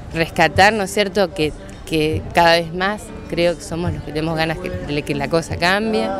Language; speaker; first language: Spanish; native; Spanish